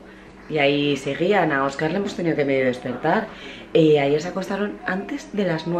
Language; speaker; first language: Spanish; native; Spanish